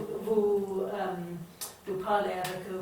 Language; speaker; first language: French; non-native, learner; English